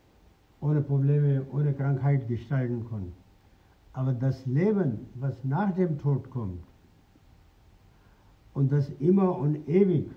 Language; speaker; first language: German; non-native, fluent; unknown